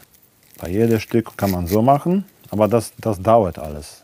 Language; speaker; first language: German; non-native, learner; Polish